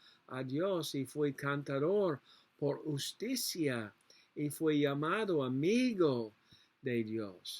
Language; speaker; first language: Spanish; non-native, learner; English